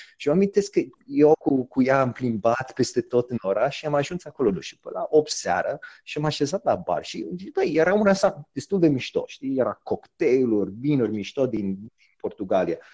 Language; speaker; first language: Romanian; early bilingual, heritage; Romanian